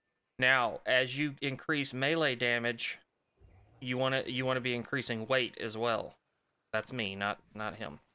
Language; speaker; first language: English; native; English